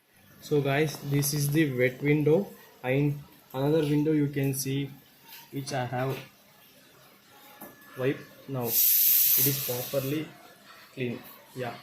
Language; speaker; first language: English; non-native, local second language; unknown